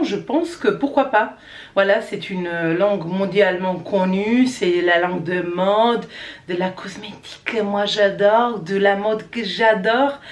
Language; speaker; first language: French; non-native, fluent; Croatian